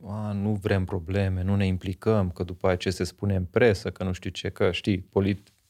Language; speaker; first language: Romanian; non-native, local second language; Hungarian